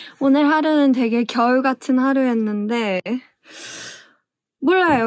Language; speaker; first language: Korean; early bilingual, heritage; English